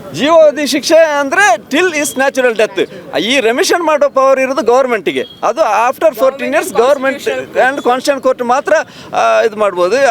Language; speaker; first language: Kannada; native; Kannada